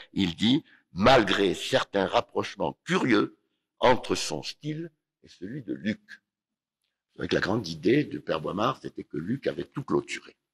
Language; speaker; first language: French; native; French